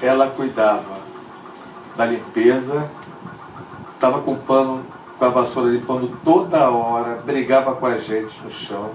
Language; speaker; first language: Portuguese; native; Portuguese